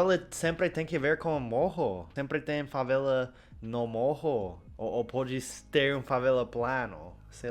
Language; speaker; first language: Portuguese; non-native, learner; English